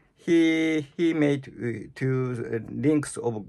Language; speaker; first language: English; non-native, learner; Japanese